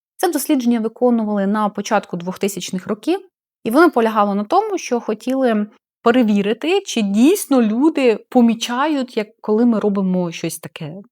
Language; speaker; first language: Ukrainian; non-native, local second language; Russian